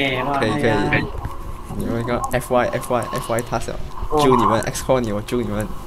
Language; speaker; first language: Chinese; native; Chinese